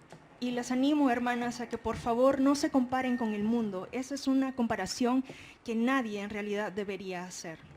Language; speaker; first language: Spanish; native; Spanish